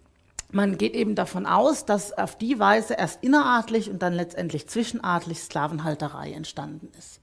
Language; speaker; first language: German; native; German